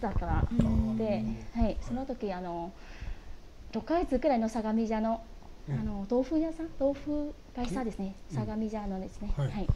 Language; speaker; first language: Japanese; non-native, learner; Vietnamese